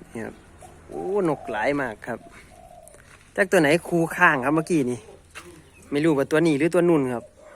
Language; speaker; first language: Thai; native; Thai